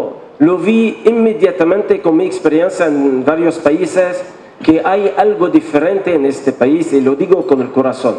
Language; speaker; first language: Spanish; non-native, fluent; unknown